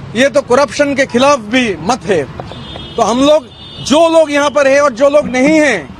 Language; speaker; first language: Hindi; non-native, local second language; Bangla